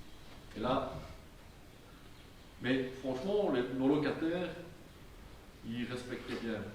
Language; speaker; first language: French; native; French